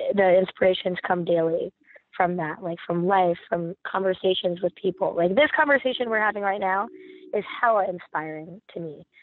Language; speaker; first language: English; native; English